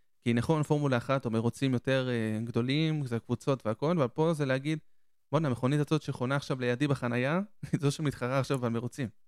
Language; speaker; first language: Hebrew; native; Hebrew